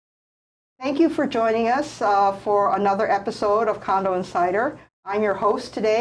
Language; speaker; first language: English; native; English